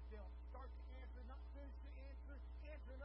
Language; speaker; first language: English; native; English